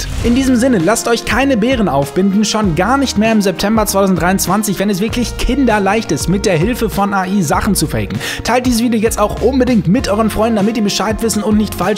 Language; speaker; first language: German; native; German